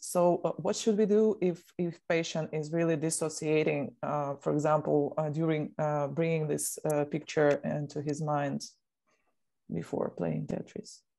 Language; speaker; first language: English; non-native, fluent; Ukrainian